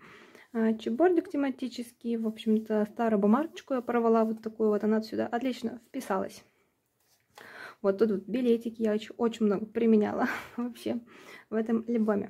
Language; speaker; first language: Russian; native; Russian